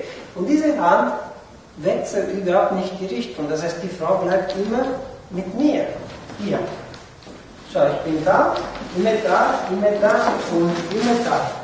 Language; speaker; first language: German; non-native, fluent; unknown